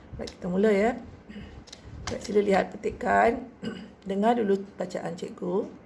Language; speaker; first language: Malay; native; Malay